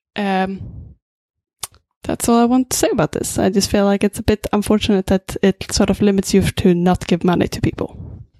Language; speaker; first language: English; non-native, fluent; Swedish